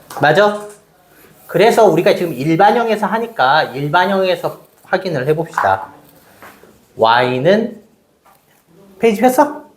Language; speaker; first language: Korean; native; Korean